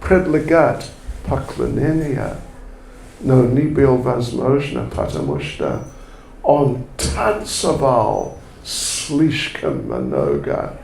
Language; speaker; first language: Russian; non-native, learner; English